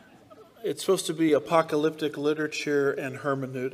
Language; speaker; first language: English; native; English